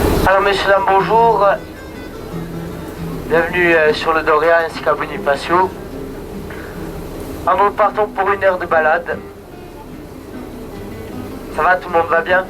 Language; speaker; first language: French; native; French